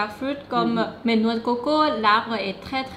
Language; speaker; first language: French; non-native, fluent; Thai